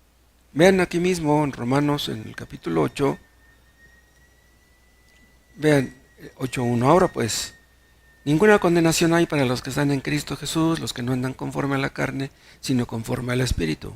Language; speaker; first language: Spanish; native; Spanish